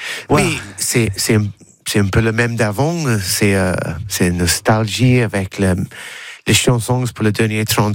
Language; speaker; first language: French; non-native, learner; English